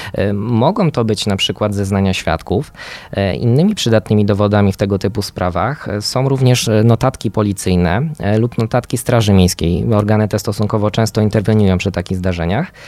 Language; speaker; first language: Polish; native; Polish